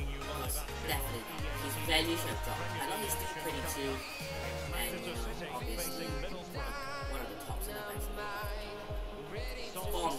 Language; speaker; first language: English; native; English